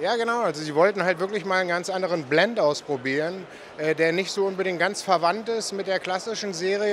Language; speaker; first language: German; native; German